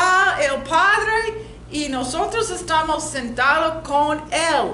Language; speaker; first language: Spanish; non-native, learner; English